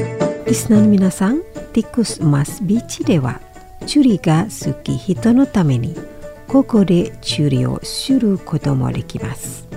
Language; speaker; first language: Japanese; non-native, fluent; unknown